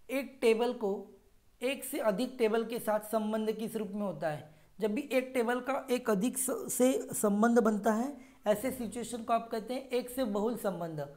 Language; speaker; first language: Hindi; non-native, local second language; Marathi